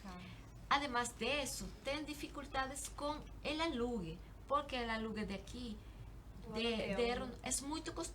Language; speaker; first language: Portuguese; non-native, learner; Spanish